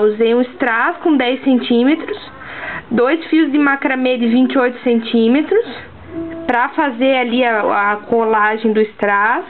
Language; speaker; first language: Portuguese; native; Portuguese